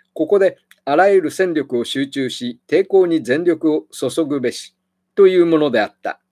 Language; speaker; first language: Japanese; native; Japanese